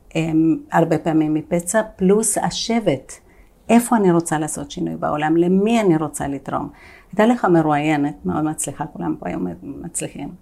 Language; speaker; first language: Hebrew; non-native, fluent; Spanish